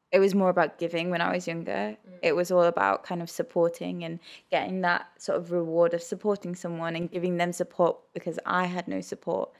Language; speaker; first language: English; early bilingual, other home language; Urdu